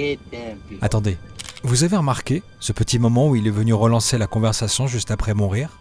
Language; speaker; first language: French; native; French